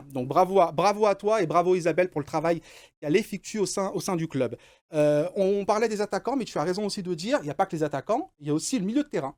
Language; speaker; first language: French; native; French